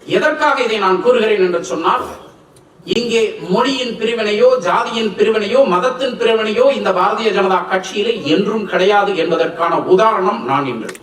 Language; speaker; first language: Tamil; non-native, local second language; Telugu